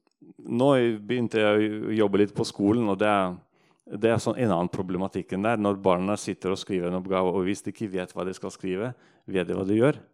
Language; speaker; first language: Norwegian; non-native, fluent; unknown